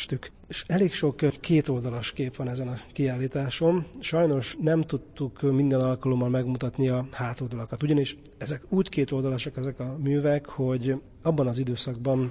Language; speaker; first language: Hungarian; native; Hungarian